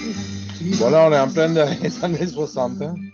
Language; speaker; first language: French; native; French